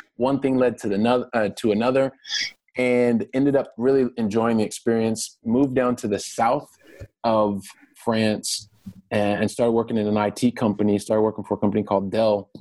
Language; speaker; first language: English; native; English